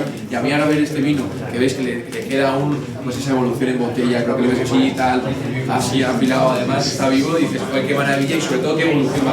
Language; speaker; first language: Spanish; native; Spanish